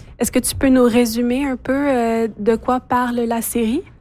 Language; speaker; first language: French; native; French